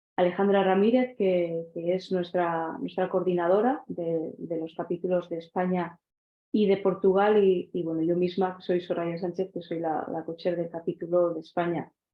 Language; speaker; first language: Spanish; native; Spanish